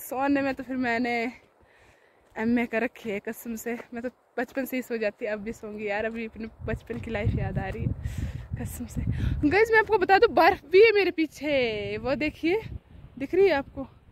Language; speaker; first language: Hindi; non-native, local second language; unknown